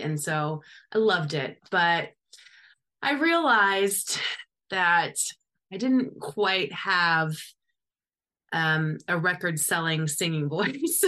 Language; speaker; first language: English; native; English